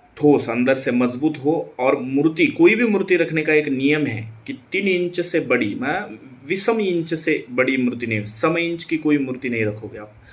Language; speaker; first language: Hindi; non-native, local second language; Marathi